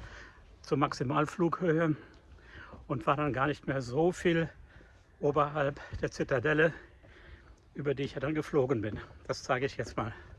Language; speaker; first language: German; native; German